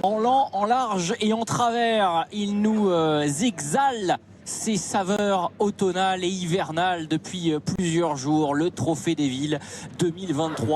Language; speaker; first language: French; native; French